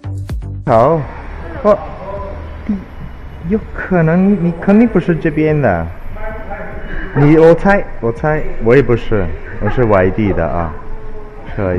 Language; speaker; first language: Chinese; non-native, learner; Italian